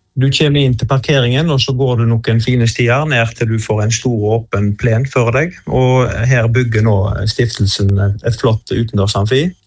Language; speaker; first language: Norwegian; native; Norwegian